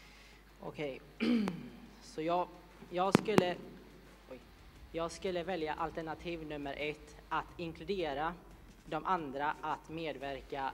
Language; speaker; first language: Swedish; early bilingual, other home language; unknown